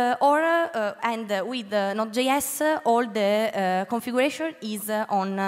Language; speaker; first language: English; non-native, learner; Italian